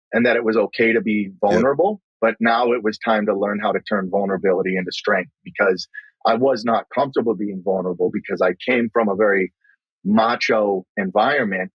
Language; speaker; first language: English; native; English